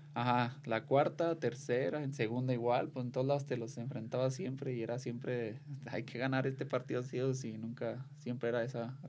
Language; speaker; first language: Spanish; native; Spanish